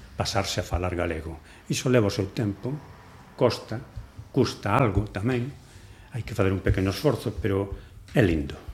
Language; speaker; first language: Galician; non-native, local second language; Spanish